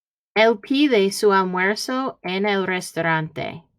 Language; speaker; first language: Spanish; early bilingual, heritage; Spanish